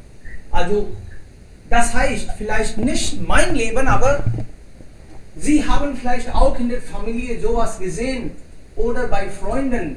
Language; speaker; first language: German; non-native, fluent; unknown